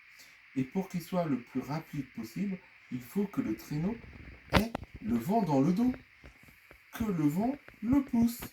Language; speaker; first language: French; native; French